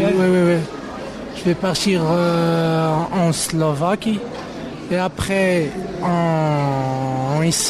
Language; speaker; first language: French; non-native, learner; Arabic